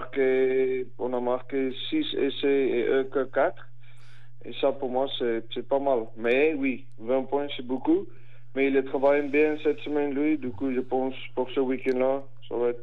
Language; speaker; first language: French; non-native, fluent; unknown